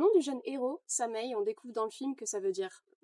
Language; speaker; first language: French; native; French